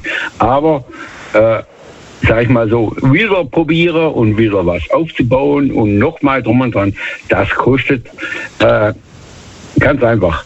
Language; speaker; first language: German; native; German